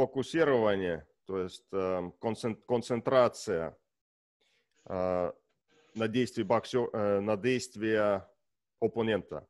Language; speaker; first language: Russian; non-native, learner; Estonian